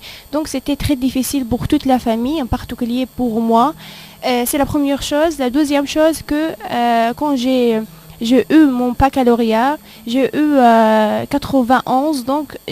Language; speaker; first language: French; non-native, fluent; Arabic